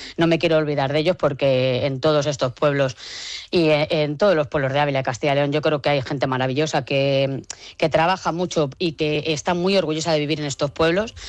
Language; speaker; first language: Spanish; native; Spanish